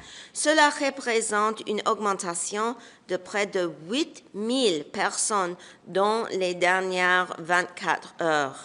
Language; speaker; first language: French; non-native, fluent; English